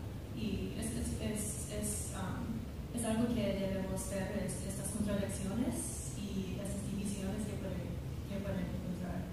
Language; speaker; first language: Spanish; non-native, fluent; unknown